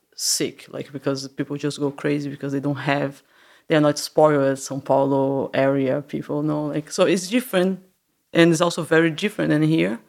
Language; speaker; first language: English; non-native, learner; Portuguese